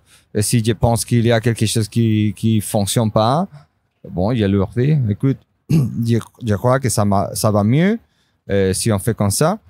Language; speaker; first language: French; non-native, fluent; Spanish